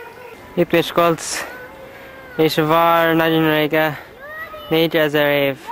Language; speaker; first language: Hungarian; non-native, learner; English